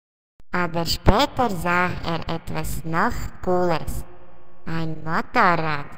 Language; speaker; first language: German; non-native, learner; Latvian